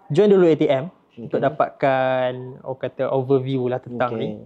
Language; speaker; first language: Malay; native; Malay